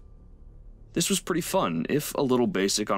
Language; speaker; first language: English; native; English